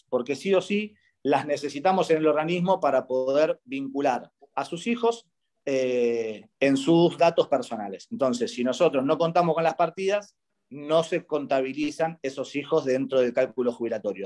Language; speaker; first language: Spanish; native; Spanish